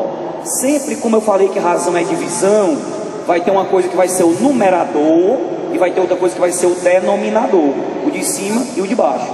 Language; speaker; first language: Portuguese; native; Portuguese